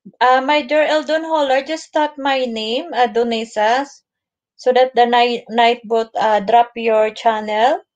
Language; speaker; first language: English; non-native, learner; Filipino